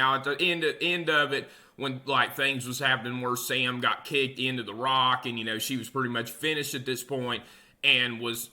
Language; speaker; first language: English; native; English